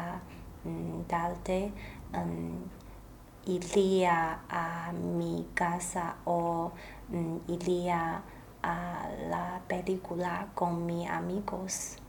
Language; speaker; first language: Spanish; non-native, learner; Chinese